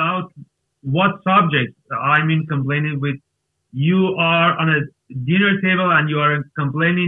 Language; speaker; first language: English; non-native, learner; Persian